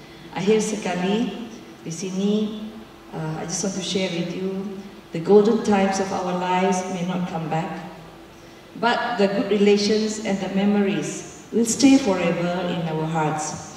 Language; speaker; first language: English; non-native, local second language; Malay